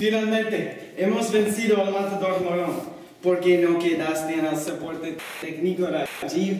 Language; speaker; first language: Spanish; non-native, learner; English